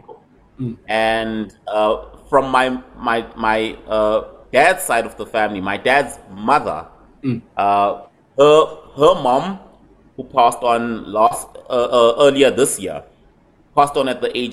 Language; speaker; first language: English; native; English